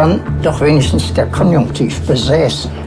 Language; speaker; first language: German; native; German